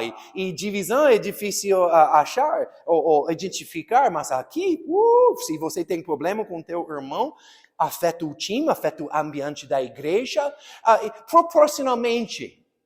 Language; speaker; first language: Portuguese; non-native, fluent; English